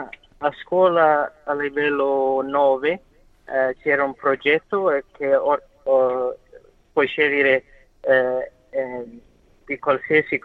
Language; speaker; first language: Italian; non-native, learner; English